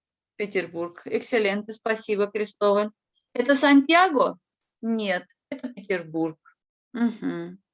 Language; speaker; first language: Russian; non-native, fluent; Spanish